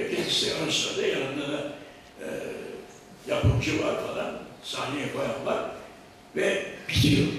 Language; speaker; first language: Turkish; native; Turkish